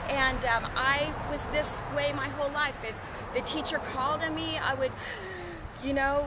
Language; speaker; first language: English; native; English